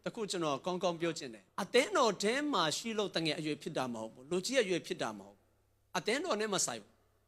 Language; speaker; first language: Burmese; non-native, local second language; Tedim Chin